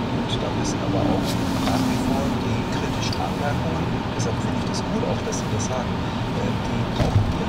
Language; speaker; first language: German; native; German